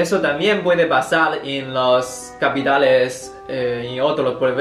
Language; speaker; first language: Spanish; non-native, learner; Chinese